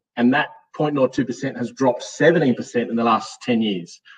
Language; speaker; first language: English; native; English